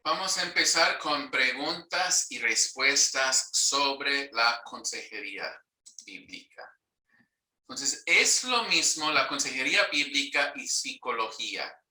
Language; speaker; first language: Spanish; non-native, fluent; English